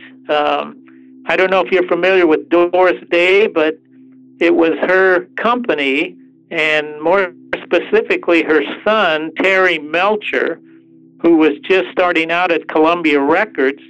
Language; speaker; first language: English; early bilingual, other home language; Spanish